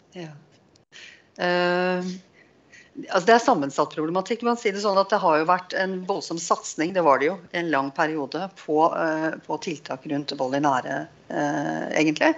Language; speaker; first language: Norwegian; native; Norwegian